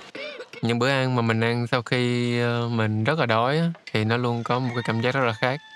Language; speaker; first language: Vietnamese; native; Vietnamese